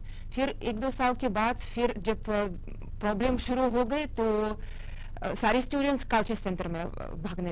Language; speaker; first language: Hindi; non-native, fluent; Russian